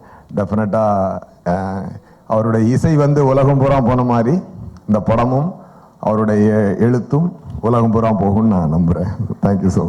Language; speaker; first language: Tamil; native; Tamil